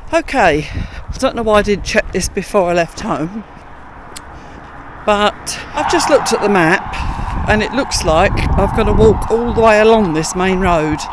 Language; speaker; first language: English; native; English